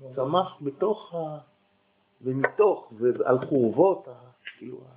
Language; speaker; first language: Hebrew; native; Hebrew